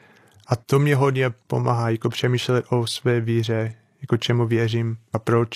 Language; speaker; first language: Czech; non-native, fluent; English